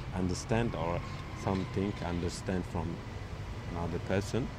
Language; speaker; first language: English; non-native, learner; Uzbek